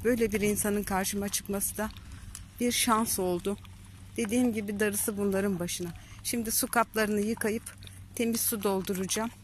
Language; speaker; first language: Turkish; native; Turkish